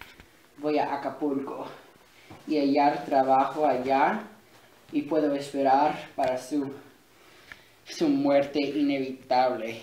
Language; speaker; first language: Spanish; non-native, learner; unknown